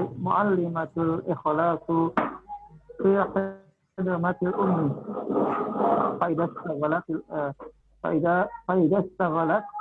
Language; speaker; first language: Arabic; non-native, learner; Indonesian